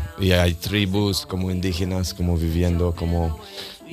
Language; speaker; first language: Spanish; non-native, learner; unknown